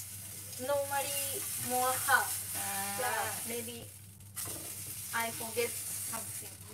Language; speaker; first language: English; non-native, learner; Thai